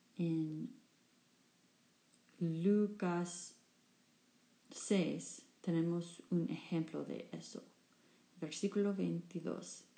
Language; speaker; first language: Spanish; non-native, learner; English